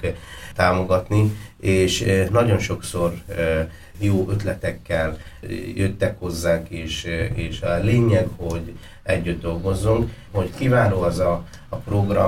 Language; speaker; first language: Hungarian; non-native, fluent; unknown